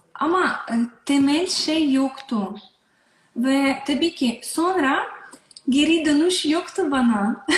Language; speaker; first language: Turkish; non-native, learner; Russian